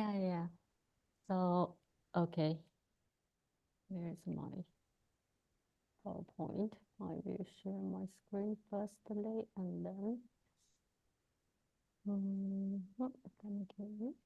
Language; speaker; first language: English; non-native, learner; Chinese